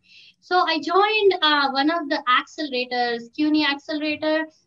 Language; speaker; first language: English; non-native, local second language; Hindi